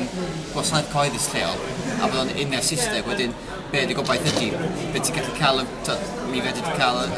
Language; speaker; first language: Welsh; native; Welsh